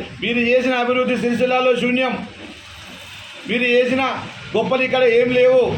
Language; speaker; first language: Telugu; native; Telugu